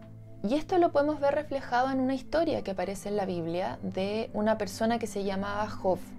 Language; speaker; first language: Spanish; native; Spanish